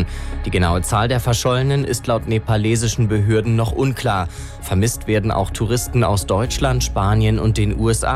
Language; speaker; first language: German; native; German